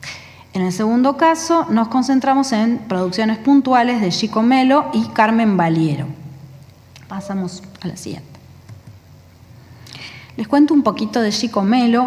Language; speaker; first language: Spanish; native; Spanish